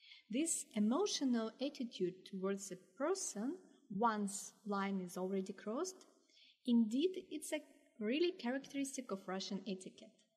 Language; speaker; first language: English; non-native, fluent; Russian